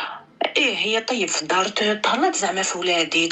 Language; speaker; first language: Arabic; native; Arabic